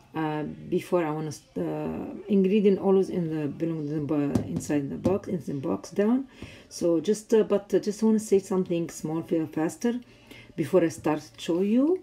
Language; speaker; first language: English; non-native, learner; Arabic